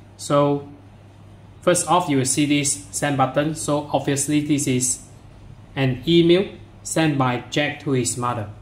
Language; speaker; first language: English; non-native, local second language; Chinese